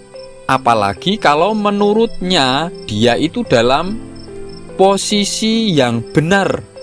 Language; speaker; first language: Indonesian; non-native, local second language; Javanese